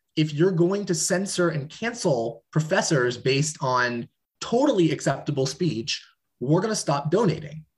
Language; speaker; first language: English; native; English